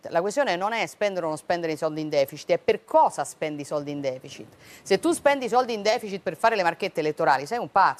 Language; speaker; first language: Italian; native; Italian